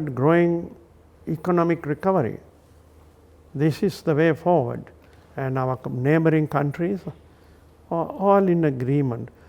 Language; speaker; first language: English; non-native, local second language; Sinhala